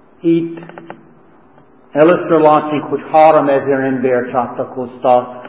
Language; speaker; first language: Hungarian; non-native, fluent; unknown